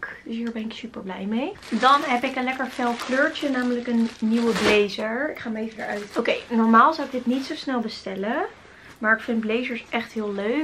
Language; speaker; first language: Dutch; native; Dutch